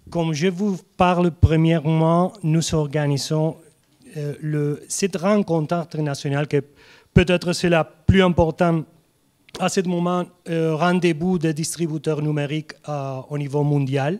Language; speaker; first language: French; non-native, fluent; Spanish